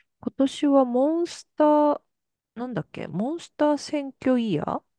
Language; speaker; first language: Japanese; early bilingual, other home language; Korean